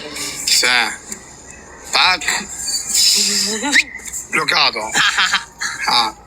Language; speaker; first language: Italian; non-native, learner; Albanian